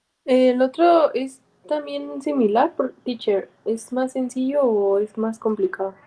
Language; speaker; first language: Spanish; native; Spanish